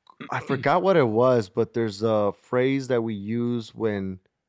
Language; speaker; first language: English; early bilingual, other home language; Spanish